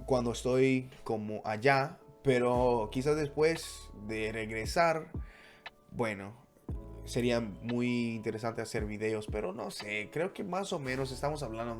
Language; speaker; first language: Spanish; non-native, fluent; English